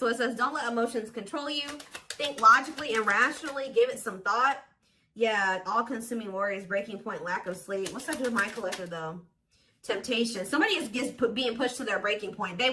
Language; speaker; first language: English; native; English